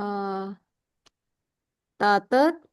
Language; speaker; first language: Korean; non-native, learner; Indonesian